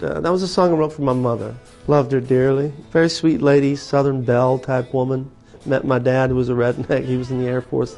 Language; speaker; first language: English; native; English